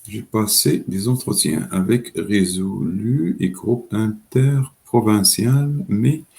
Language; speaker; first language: French; non-native, local second language; Arabic